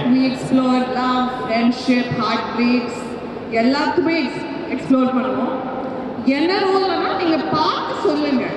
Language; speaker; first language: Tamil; non-native, local second language; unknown